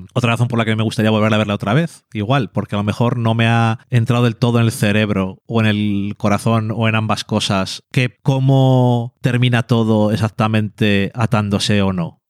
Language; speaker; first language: Spanish; native; Spanish